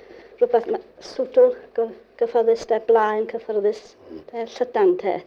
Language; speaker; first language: Welsh; native; Welsh